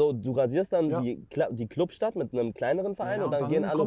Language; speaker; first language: German; native; German